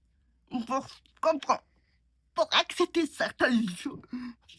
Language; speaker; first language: French; non-native, learner; Mongolian